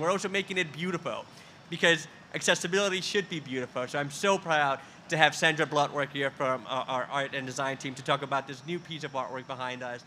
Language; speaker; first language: English; early bilingual, other home language; Spanish